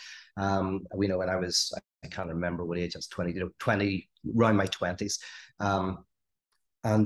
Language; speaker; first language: English; native; English